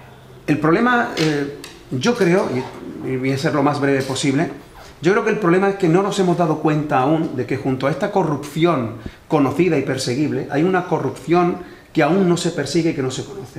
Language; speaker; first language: Spanish; native; Spanish